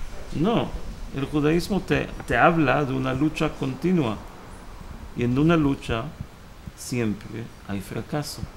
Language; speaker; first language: Spanish; early bilingual, heritage; Hebrew